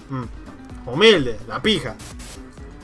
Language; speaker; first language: Spanish; native; Spanish